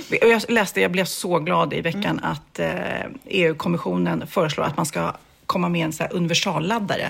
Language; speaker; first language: Swedish; native; Swedish